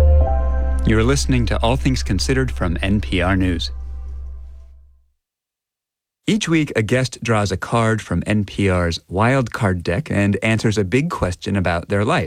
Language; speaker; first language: English; native; English